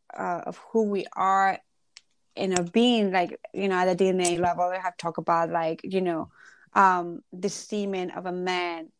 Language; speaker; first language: English; non-native, fluent; Spanish